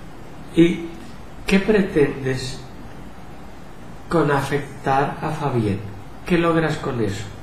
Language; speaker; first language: Spanish; native; Spanish